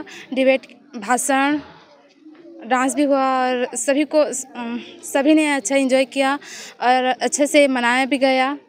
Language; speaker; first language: Hindi; non-native, local second language; Odia